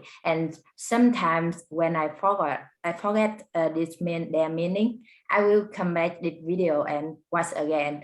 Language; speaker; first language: English; non-native, learner; Vietnamese